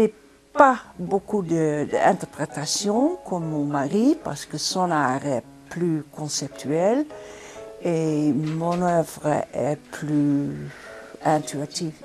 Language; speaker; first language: French; non-native, fluent; Dutch